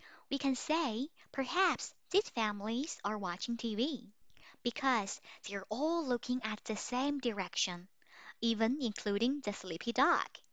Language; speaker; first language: English; non-native, fluent; Chinese